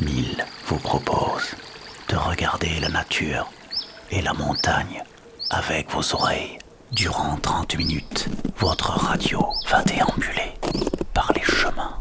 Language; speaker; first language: French; native; French